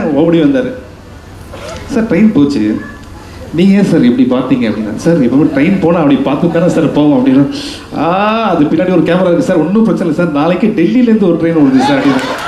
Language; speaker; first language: Tamil; native; Tamil